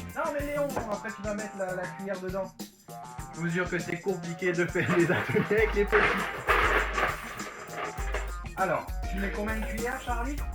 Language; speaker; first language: French; native; French